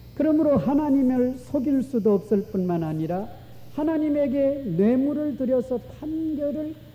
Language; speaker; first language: Korean; native; Korean